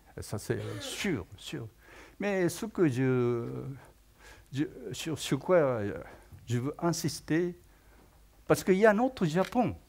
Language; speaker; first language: French; non-native, fluent; Japanese